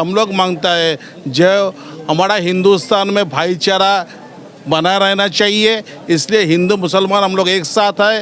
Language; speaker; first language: Hindi; non-native, local second language; Bangla